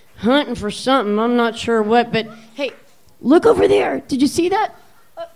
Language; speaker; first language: English; native; English